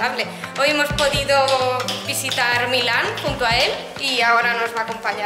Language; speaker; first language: Spanish; native; Spanish